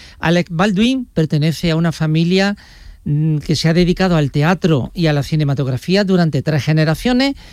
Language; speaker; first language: Spanish; native; Spanish